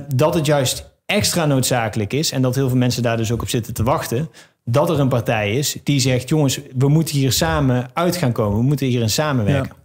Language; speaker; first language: Dutch; native; Dutch